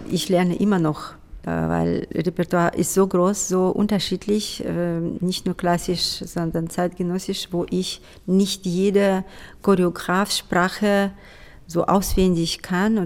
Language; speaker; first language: German; non-native, fluent; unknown